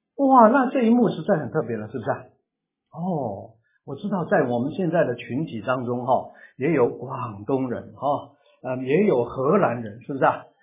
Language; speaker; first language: Chinese; non-native, local second language; Cantonese